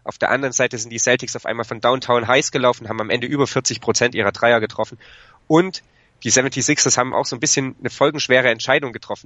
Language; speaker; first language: German; native; German